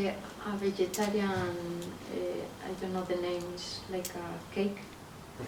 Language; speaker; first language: English; non-native, learner; Spanish